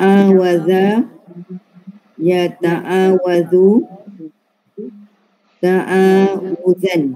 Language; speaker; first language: Arabic; non-native, learner; Malay